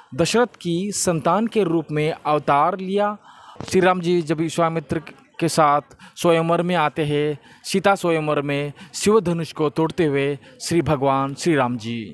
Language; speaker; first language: Hindi; non-native, local second language; Kannada